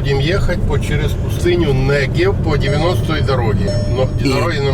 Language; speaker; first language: Russian; native; Russian